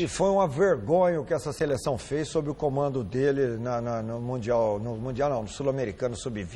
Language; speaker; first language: Portuguese; native; Portuguese